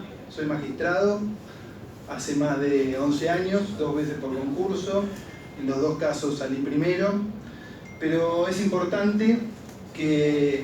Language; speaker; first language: Spanish; native; Spanish